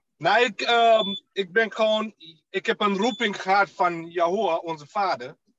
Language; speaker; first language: Dutch; non-native, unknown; Shona